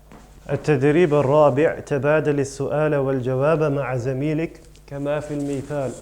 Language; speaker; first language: Arabic; non-native, fluent; English